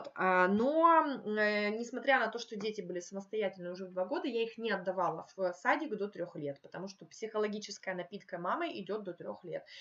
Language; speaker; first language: Russian; native; Russian